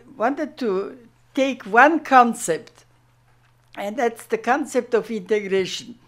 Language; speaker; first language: English; non-native, fluent; German